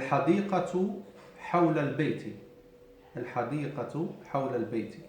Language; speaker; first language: Arabic; non-native, fluent; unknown